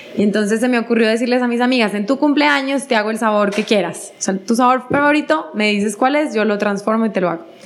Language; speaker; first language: Spanish; native; Spanish